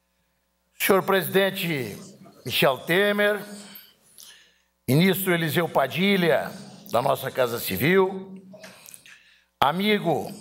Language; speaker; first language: Portuguese; native; Portuguese